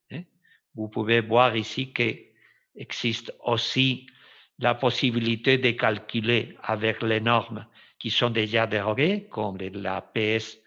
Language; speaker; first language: French; non-native, fluent; Spanish